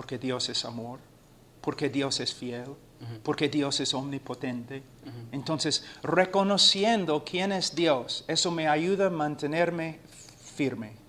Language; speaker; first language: Spanish; non-native, fluent; English